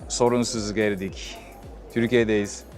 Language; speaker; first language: Turkish; non-native, fluent; Japanese